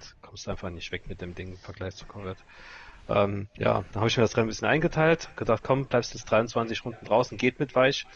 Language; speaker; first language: German; native; German